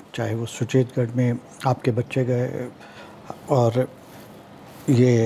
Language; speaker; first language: Hindi; native; Hindi